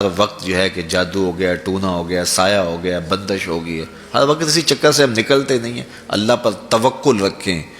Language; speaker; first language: Urdu; non-native, local second language; Punjabi